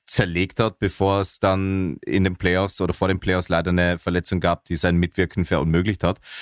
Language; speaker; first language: German; native; German